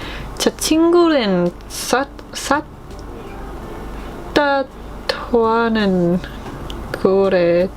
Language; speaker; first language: Korean; non-native, learner; English